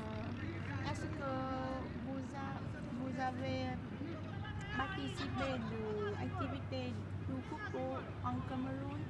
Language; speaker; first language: French; non-native, learner; Vietnamese